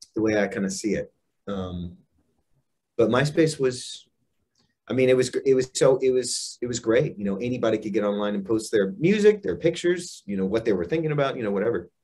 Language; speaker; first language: English; native; English